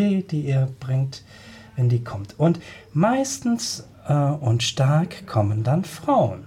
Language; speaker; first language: German; native; German